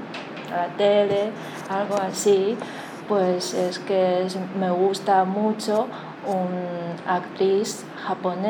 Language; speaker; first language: Spanish; non-native, fluent; Chinese